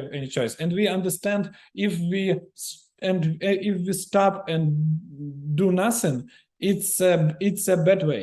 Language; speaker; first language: English; non-native, learner; Ukrainian